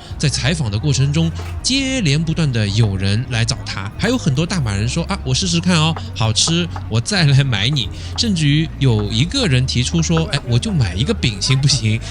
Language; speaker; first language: Chinese; native; Chinese